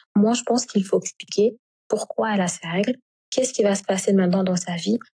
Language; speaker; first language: French; non-native, local second language; Wolof